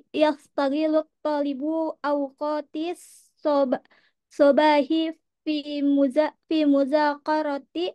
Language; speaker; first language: Arabic; non-native, learner; Indonesian